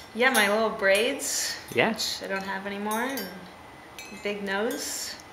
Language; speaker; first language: English; native; English